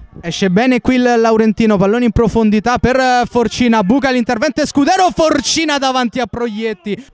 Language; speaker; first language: Italian; native; Italian